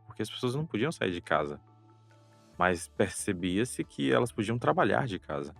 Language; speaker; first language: Portuguese; native; Portuguese